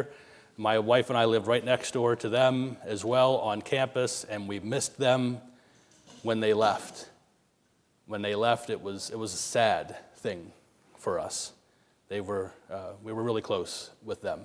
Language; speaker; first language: English; native; English